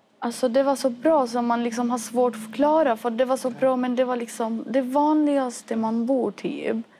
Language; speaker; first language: Swedish; non-native, fluent; Arabic